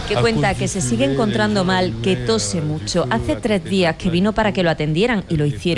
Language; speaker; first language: Spanish; native; Spanish